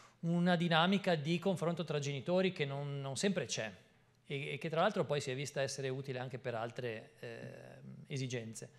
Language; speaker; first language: Italian; native; Italian